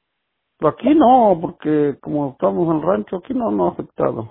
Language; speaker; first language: Spanish; native; Spanish